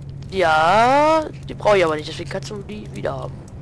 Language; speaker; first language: German; native; German